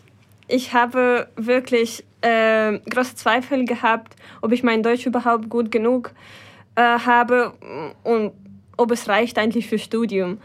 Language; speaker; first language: German; non-native, fluent; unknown